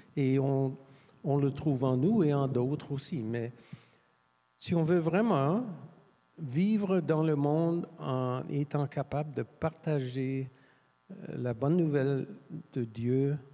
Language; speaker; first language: French; non-native, fluent; English